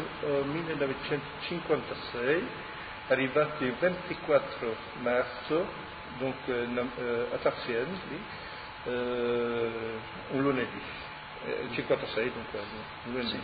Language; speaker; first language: Italian; early bilingual, heritage; Italian